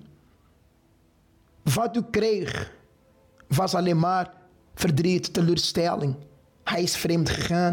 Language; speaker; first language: Dutch; non-native, fluent; Portuguese